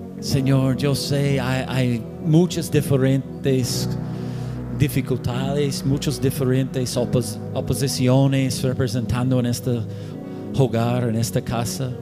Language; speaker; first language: Spanish; non-native, learner; English